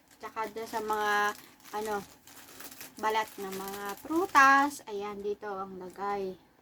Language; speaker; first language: Filipino; native; Filipino